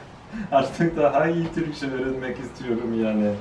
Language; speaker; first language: Turkish; non-native, learner; German